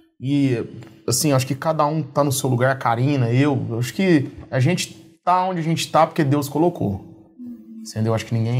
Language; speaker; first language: Portuguese; native; Portuguese